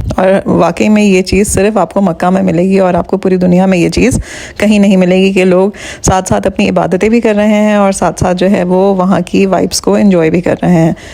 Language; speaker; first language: Urdu; native; Urdu